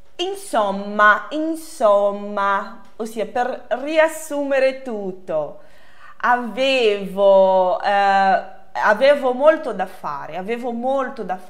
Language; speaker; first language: Italian; non-native, fluent; Portuguese